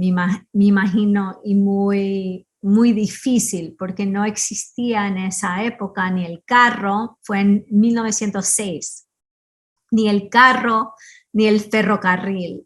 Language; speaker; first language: Spanish; early bilingual, heritage; Spanish